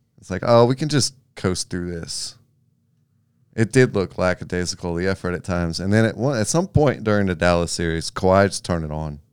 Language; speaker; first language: English; native; English